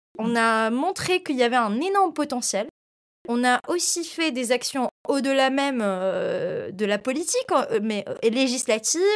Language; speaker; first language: French; non-native, local second language; Arabic